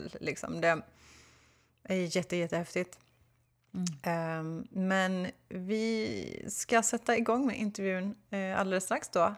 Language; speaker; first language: Swedish; non-native, fluent; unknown